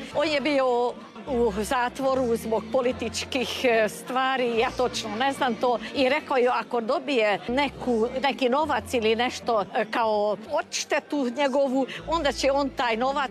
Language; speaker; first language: Croatian; early bilingual, heritage; Croatian